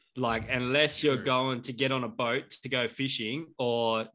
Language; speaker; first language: English; native; English